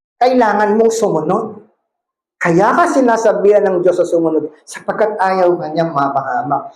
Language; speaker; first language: Filipino; non-native, local second language; Cebuano